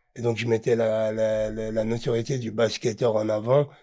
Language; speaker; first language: French; native; French